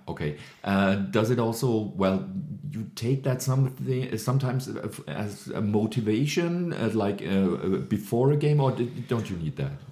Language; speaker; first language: English; non-native, fluent; German